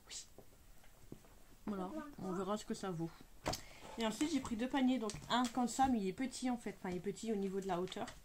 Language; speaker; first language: French; native; French